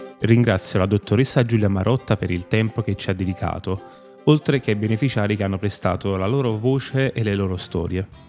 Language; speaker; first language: Italian; native; Italian